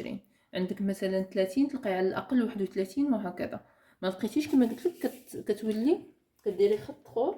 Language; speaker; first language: Arabic; native; Arabic